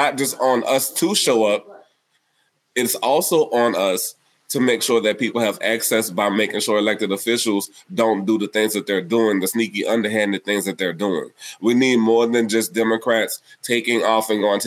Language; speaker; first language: English; native; English